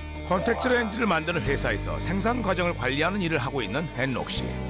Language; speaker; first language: Korean; native; Korean